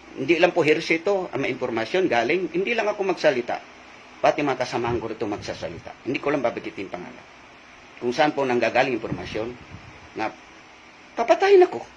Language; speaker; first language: Filipino; non-native, local second language; Cebuano